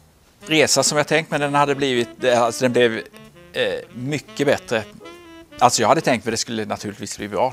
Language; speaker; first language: Swedish; native; Swedish